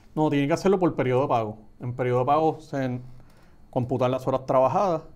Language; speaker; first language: Spanish; native; Spanish